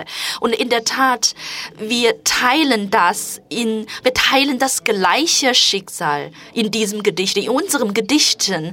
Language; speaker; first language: German; non-native, fluent; Chinese